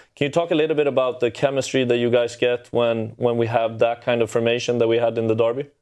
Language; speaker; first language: English; non-native, fluent; Swedish